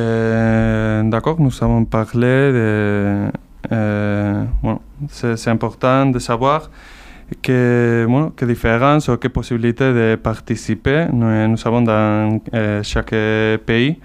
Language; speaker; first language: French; non-native, fluent; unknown